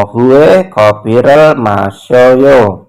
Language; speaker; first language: Korean; non-native, fluent; Indonesian